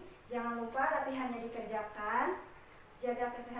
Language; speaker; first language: Indonesian; native; Indonesian